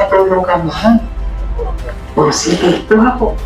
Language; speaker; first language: Filipino; non-native, local second language; Cebuano